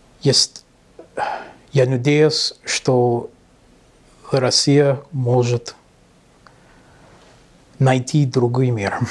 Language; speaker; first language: Russian; non-native, learner; English